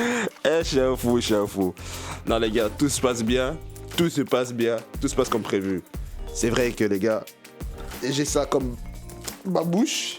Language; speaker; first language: French; native; French